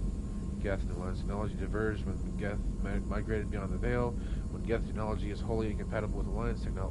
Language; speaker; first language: English; native; English